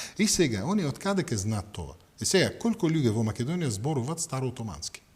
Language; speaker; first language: Macedonian; non-native, fluent; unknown